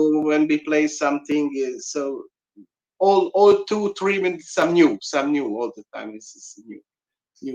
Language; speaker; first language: English; non-native, learner; Hungarian